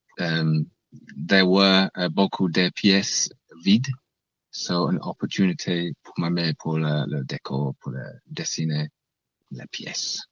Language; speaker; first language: French; non-native, learner; English